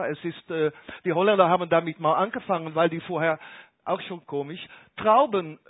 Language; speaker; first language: German; non-native, fluent; Dutch